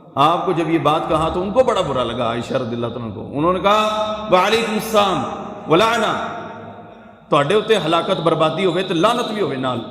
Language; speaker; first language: Urdu; non-native, local second language; Punjabi